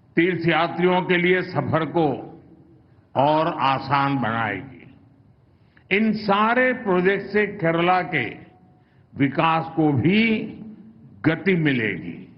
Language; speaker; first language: Hindi; non-native, local second language; Gujarati